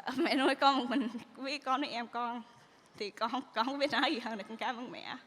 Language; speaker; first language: Vietnamese; early bilingual, other home language; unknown